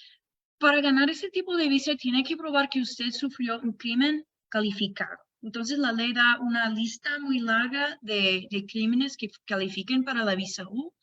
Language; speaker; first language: Spanish; non-native, fluent; English